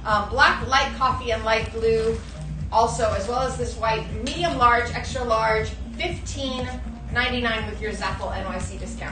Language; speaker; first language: English; native; English